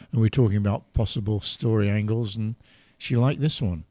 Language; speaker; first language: English; native; English